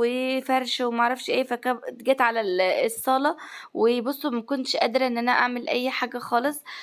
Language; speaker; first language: Arabic; native; Arabic